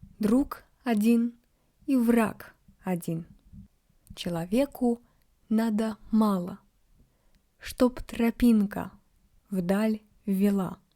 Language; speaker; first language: Russian; native; Russian